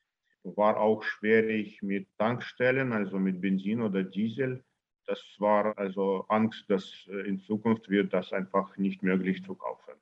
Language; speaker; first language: German; non-native, learner; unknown